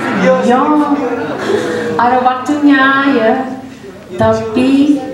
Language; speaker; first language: Indonesian; non-native, fluent; English